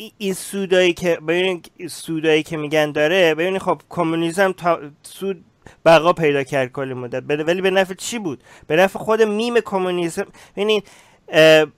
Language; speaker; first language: Persian; early bilingual, heritage; Persian